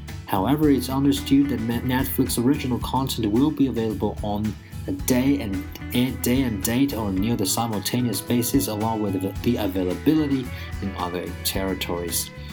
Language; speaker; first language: English; non-native, fluent; Chinese